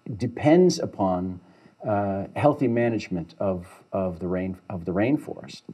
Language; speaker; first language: English; native; English